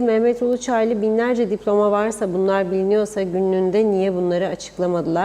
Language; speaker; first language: Turkish; native; Turkish